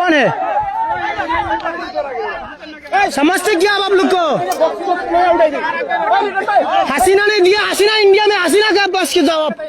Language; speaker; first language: Hindi; non-native, learner; Bangla